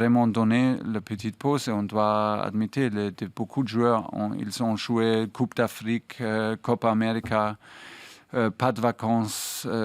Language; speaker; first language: French; non-native, fluent; German